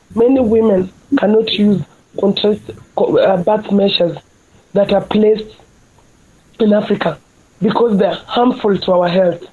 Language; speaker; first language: English; non-native, local second language; Luo (Kenya and Tanzania)